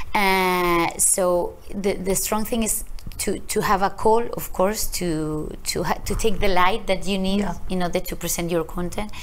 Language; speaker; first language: English; non-native, learner; Spanish